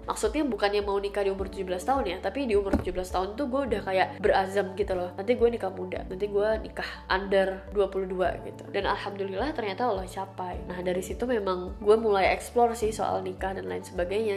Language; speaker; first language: Indonesian; native; Indonesian